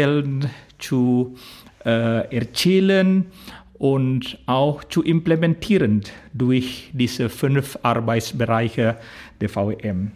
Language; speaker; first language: German; non-native, fluent; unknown